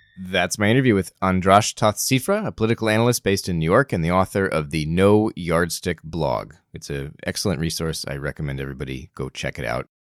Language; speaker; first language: English; native; English